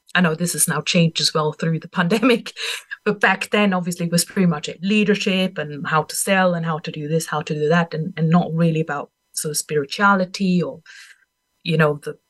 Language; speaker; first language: English; non-native, fluent; German